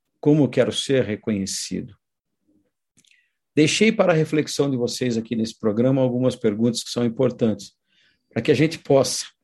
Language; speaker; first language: Portuguese; native; Portuguese